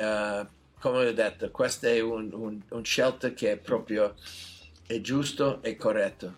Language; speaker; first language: Italian; non-native, learner; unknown